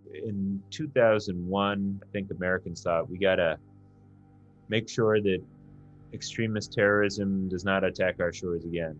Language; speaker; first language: English; native; English